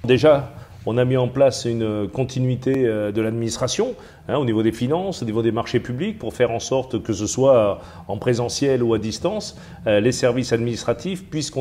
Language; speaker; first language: French; native; French